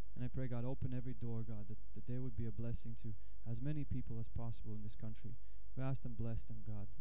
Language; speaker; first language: English; non-native, fluent; Latvian